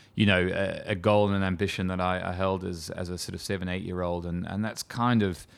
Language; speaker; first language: English; native; English